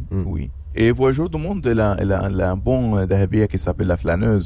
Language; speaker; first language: French; non-native, learner; Arabic